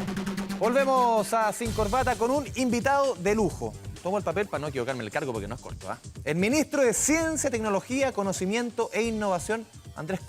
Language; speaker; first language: Spanish; native; Spanish